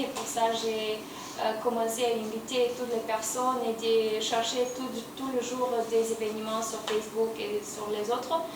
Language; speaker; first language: French; non-native, learner; Romanian